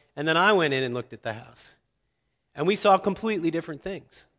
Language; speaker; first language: English; native; English